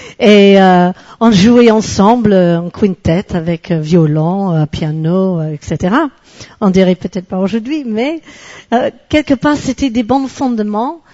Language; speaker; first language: French; non-native, fluent; English